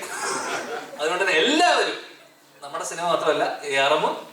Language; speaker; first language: Malayalam; native; Malayalam